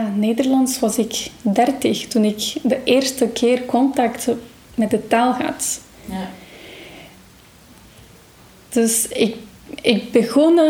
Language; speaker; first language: Dutch; non-native, fluent; Portuguese